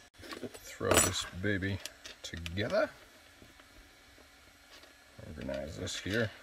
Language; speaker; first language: English; native; English